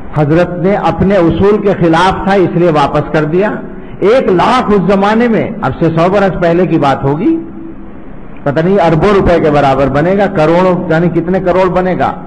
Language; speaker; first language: Urdu; native; Urdu